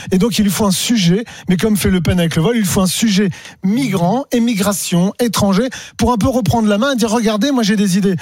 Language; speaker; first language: French; native; French